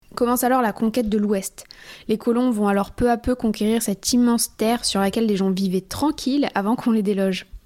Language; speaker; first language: French; native; French